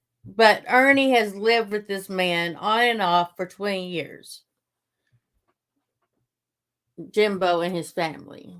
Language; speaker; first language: English; native; English